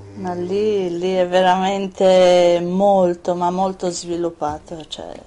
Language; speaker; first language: Italian; non-native, fluent; Albanian